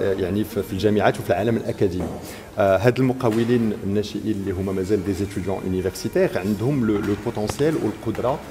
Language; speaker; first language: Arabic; native; Arabic